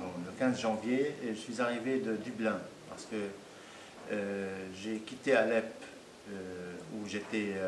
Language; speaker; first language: French; non-native, fluent; Arabic